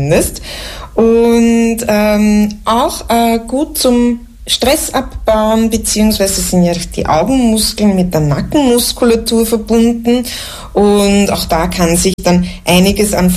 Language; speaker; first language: German; native; German